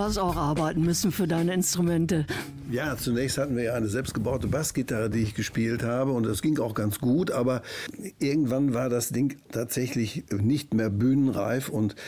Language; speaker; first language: German; native; German